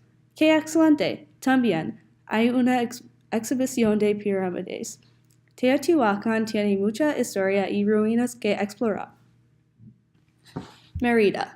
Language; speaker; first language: Spanish; non-native, learner; English